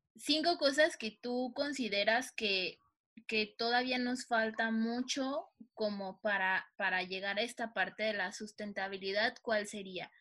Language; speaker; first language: Spanish; native; Spanish